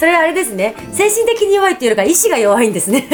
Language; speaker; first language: Japanese; native; Japanese